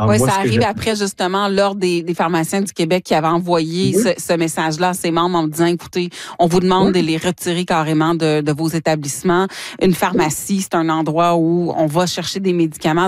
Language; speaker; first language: French; native; French